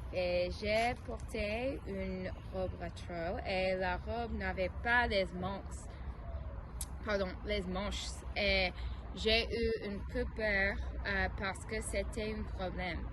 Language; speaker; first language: French; non-native, learner; English